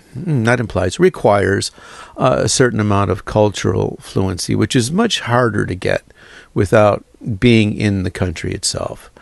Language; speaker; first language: English; native; English